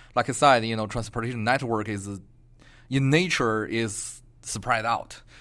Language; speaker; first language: English; non-native, fluent; Chinese